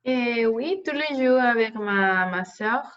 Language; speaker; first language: French; non-native, learner; Spanish